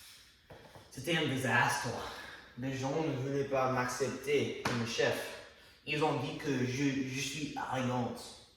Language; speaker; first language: French; non-native, learner; English